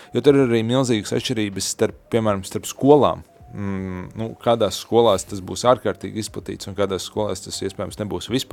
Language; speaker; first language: Latvian; native; Latvian